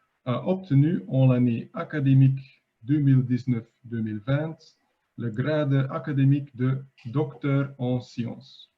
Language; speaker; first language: French; non-native, fluent; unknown